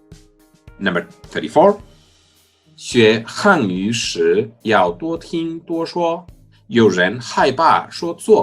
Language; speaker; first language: Chinese; non-native, fluent; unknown